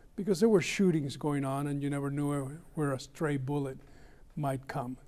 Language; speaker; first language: English; early bilingual, other home language; Spanish